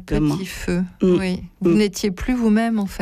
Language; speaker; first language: French; native; French